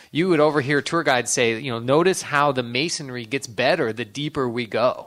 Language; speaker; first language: English; native; English